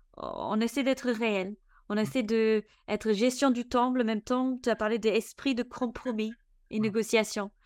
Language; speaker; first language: French; non-native, fluent; English